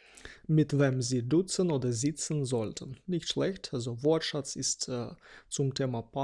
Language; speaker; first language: German; non-native, fluent; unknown